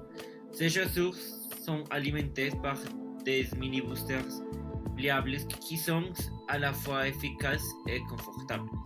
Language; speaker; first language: French; non-native, learner; Spanish